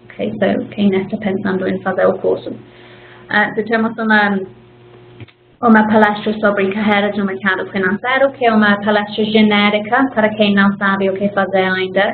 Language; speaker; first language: Portuguese; non-native, fluent; English